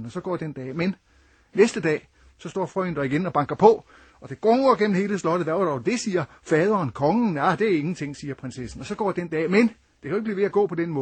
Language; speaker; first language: Danish; native; Danish